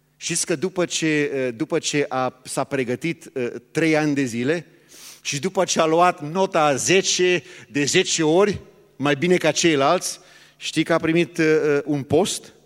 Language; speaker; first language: Romanian; early bilingual, heritage; Romanian